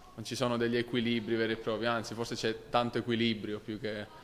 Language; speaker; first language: Italian; native; Italian